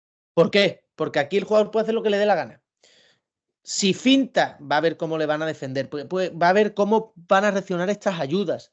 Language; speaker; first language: Spanish; native; Spanish